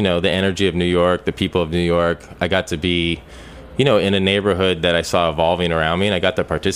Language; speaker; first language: English; native; English